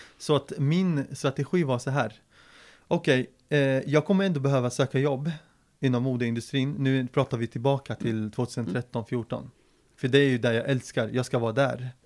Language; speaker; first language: Swedish; early bilingual, other home language; Arabic